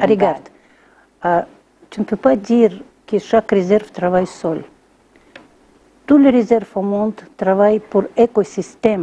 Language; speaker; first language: French; non-native, learner; Russian